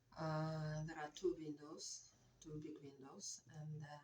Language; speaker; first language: English; non-native, learner; Russian